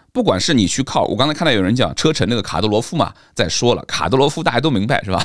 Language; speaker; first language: Chinese; native; Chinese